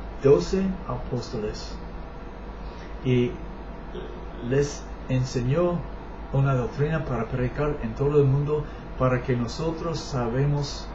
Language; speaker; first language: Spanish; non-native, learner; English